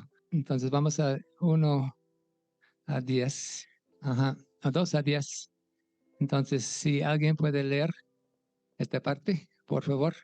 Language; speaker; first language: Spanish; non-native, fluent; English